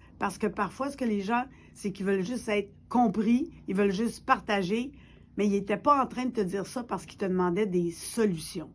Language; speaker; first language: French; native; French